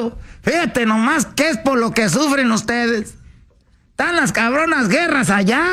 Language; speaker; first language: Spanish; native; Spanish